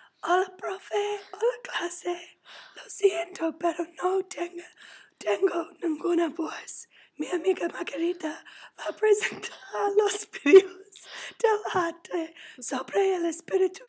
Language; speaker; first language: Spanish; non-native, learner; English